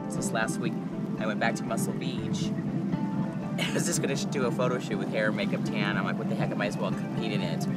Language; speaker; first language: English; native; English